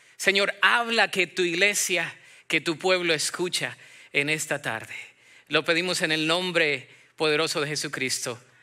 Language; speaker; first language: Spanish; native; Spanish